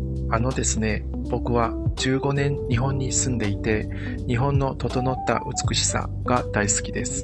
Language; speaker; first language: Japanese; native; Japanese